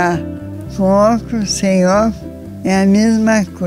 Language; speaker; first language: Portuguese; early bilingual, other home language; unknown